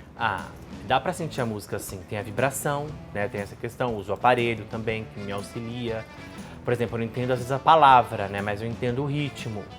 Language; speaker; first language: Portuguese; non-native, local second language; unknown